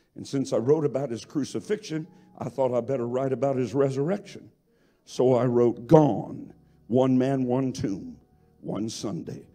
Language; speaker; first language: English; native; English